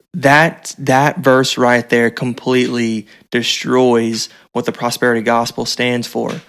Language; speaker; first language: English; native; English